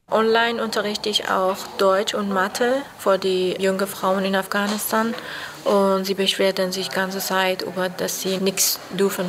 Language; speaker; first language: German; non-native, fluent; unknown